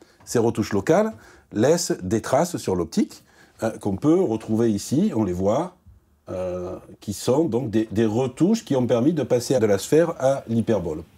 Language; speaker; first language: French; native; French